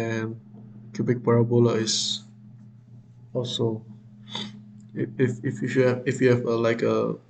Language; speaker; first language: English; non-native, fluent; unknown